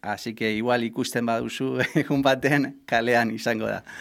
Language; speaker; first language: Basque; non-native, local second language; Spanish